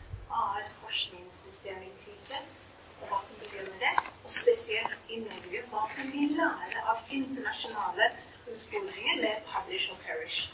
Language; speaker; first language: Norwegian; non-native, fluent; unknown